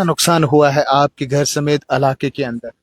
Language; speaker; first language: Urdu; non-native, local second language; Kashmiri